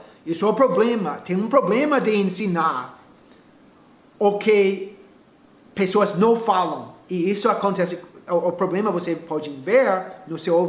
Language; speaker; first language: Portuguese; non-native, fluent; English